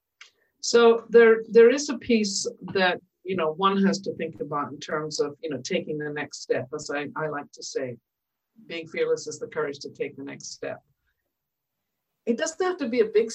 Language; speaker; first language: English; native; English